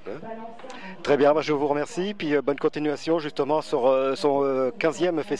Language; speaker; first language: French; native; French